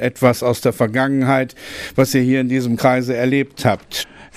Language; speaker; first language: German; native; German